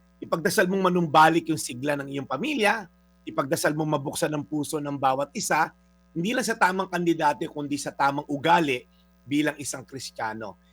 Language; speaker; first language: Filipino; native; Filipino